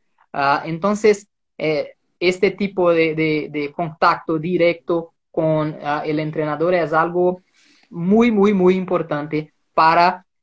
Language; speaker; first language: Spanish; non-native, fluent; Portuguese